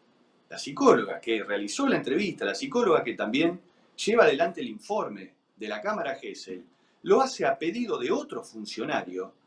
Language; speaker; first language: Spanish; native; Spanish